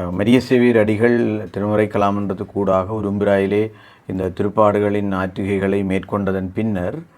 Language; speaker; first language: Tamil; native; Tamil